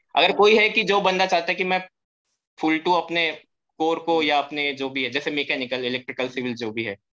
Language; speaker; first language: Hindi; non-native, local second language; Marathi